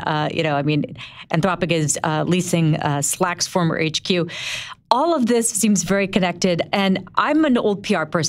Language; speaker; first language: English; native; English